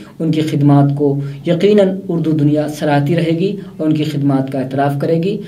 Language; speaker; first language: Urdu; native; Urdu